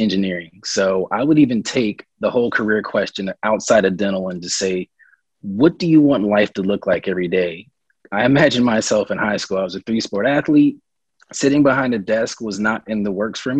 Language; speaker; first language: English; native; English